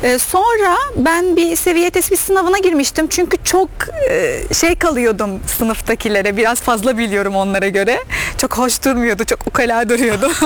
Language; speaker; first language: Turkish; non-native, fluent; Arabic